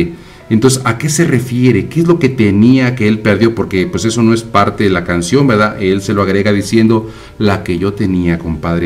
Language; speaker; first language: Spanish; native; Spanish